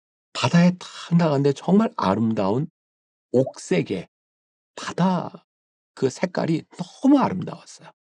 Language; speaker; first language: Korean; native; Korean